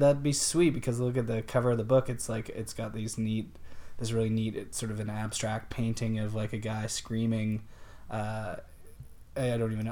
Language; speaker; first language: English; native; English